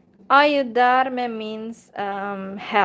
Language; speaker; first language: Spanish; non-native, learner; Hungarian